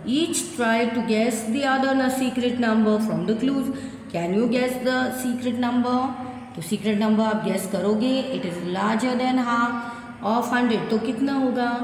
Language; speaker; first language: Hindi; non-native, local second language; Gujarati